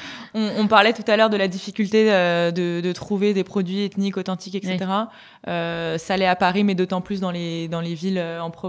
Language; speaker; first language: French; native; French